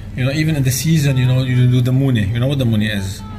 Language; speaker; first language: English; non-native, fluent; Arabic